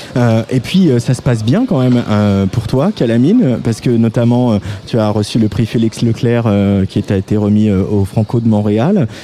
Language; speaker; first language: French; native; French